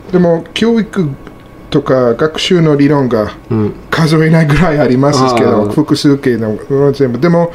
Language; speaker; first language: Japanese; non-native, learner; English